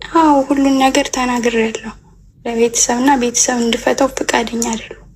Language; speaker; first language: Amharic; native; Amharic